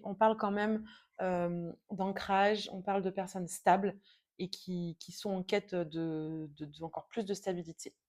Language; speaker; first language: French; native; French